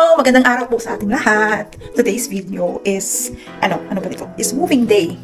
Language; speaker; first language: Filipino; native; Filipino